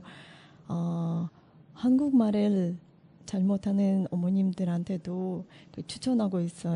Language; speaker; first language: Korean; non-native, learner; Russian